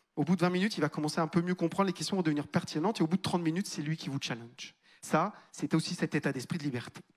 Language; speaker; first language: French; native; French